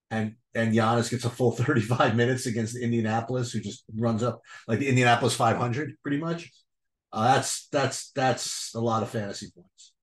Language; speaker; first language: English; native; English